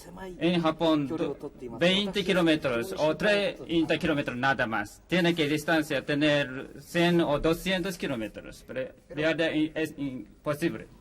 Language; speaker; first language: Spanish; non-native, learner; Japanese